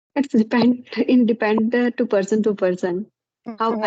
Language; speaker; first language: English; non-native, learner; Hindi